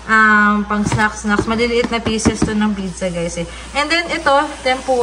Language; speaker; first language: Filipino; native; Filipino